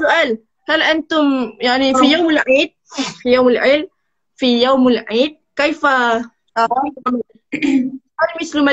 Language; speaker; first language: Arabic; non-native, learner; Malay